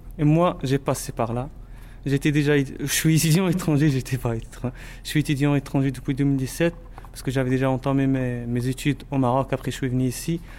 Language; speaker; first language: French; non-native, local second language; Arabic